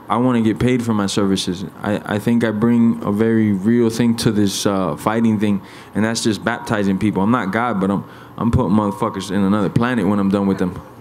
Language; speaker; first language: English; early bilingual, other home language; Spanish